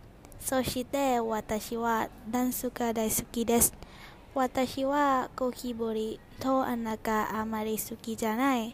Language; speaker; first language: Japanese; non-native, learner; Thai